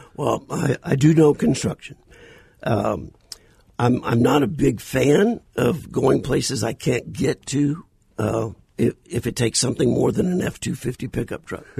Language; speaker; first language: English; native; English